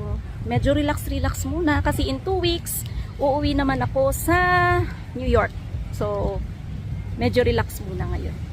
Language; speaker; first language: Filipino; non-native, local second language; Hiligaynon